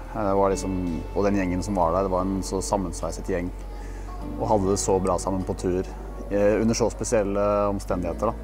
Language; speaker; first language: Norwegian; native; Norwegian